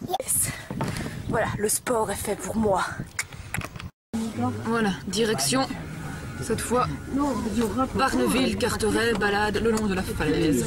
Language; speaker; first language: French; native; French